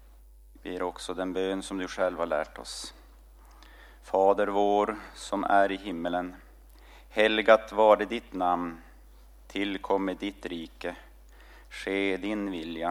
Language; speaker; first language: Swedish; native; Swedish